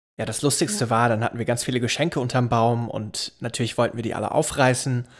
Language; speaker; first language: German; native; German